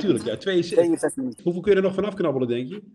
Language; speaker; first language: Dutch; native; Dutch